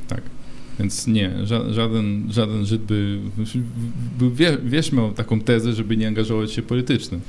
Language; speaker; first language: Polish; non-native, fluent; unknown